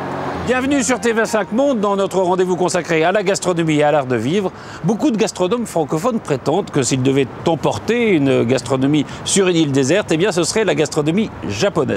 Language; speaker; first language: French; native; French